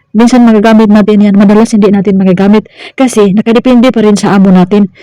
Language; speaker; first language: Filipino; non-native, local second language; Cebuano